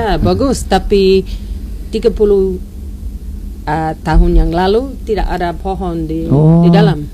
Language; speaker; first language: Indonesian; non-native, learner; English